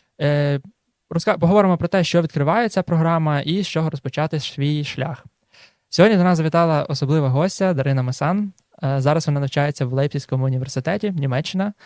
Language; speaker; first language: Ukrainian; native; Ukrainian